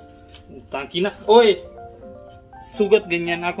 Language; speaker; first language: Filipino; non-native, learner; Punjabi